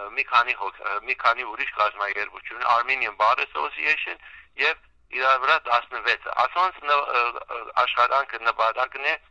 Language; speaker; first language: Armenian; early bilingual, heritage; Armenian